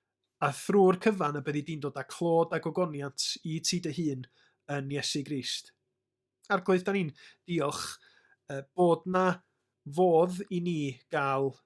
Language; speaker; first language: Welsh; native; Welsh